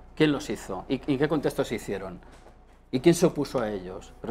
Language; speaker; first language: Spanish; native; Spanish